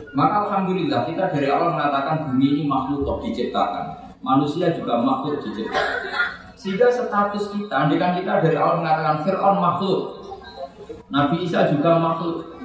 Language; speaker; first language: Indonesian; native; Indonesian